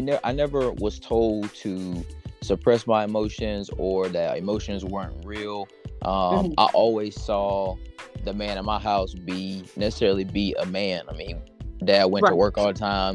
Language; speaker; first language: English; native; English